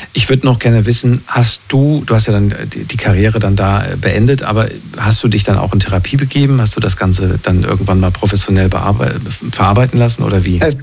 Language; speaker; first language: German; native; German